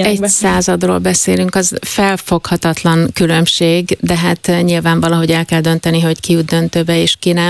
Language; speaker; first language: Hungarian; native; Hungarian